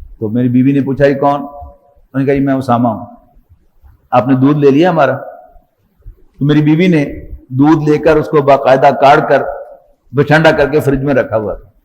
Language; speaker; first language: Urdu; non-native, local second language; Punjabi